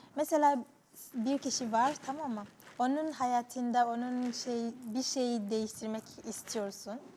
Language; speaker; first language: Turkish; non-native, learner; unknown